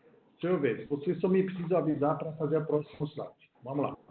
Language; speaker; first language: Portuguese; non-native, fluent; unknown